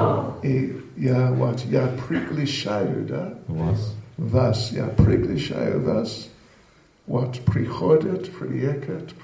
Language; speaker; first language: Russian; non-native, learner; English